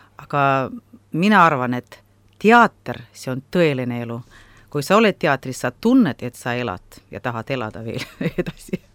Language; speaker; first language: Estonian; non-native, local second language; Russian